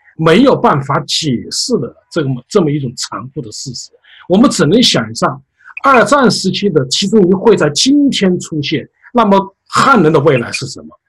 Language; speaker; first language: Chinese; native; Chinese